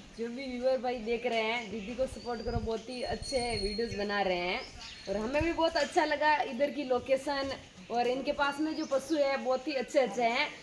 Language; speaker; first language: Hindi; native; Hindi